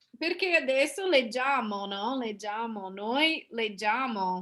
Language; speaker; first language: Italian; non-native, fluent; English